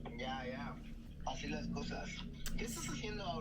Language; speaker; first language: Spanish; native; Spanish